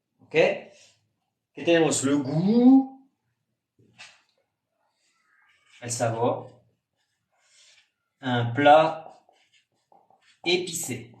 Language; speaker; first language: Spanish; non-native, fluent; French